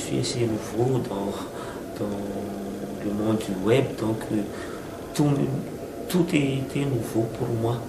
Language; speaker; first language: French; non-native, local second language; Malagasy